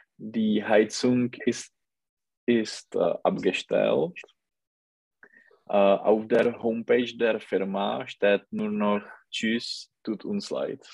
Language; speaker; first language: German; non-native, learner; Czech